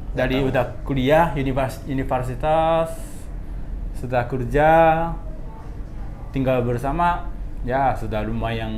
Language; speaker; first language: Indonesian; non-native, fluent; Japanese